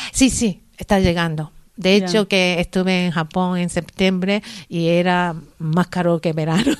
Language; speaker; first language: Spanish; non-native, learner; Japanese